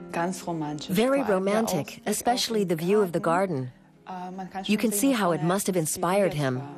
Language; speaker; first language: English; non-native, fluent; Ukrainian